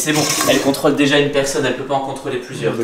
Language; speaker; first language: French; native; French